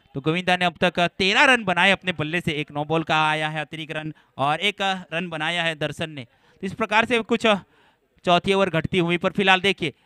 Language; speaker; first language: Hindi; non-native, local second language; Gujarati